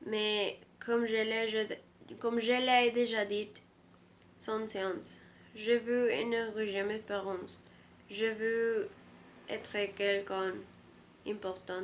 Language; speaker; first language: French; non-native, learner; Spanish